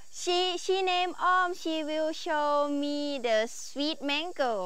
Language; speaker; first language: English; non-native, learner; Thai